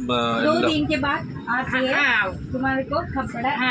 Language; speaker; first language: Hindi; non-native, local second language; Malayalam